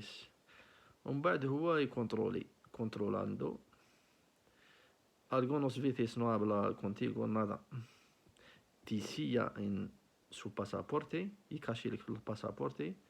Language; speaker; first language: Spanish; non-native, learner; Arabic